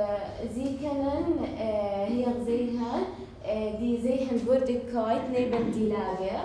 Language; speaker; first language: German; non-native, learner; Arabic